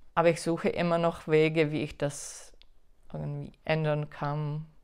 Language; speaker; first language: German; non-native, fluent; Czech